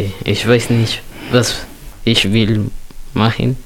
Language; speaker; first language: German; early bilingual, other home language; Spanish